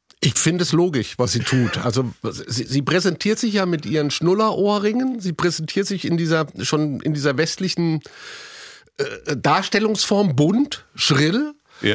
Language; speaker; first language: German; native; German